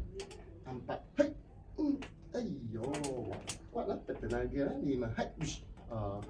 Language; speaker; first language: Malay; non-native, local second language; Cantonese